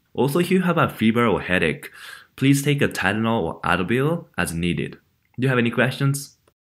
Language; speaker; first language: English; non-native, fluent; Japanese